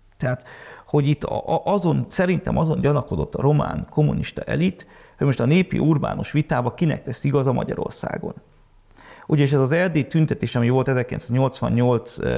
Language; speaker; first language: Hungarian; early bilingual, heritage; Hungarian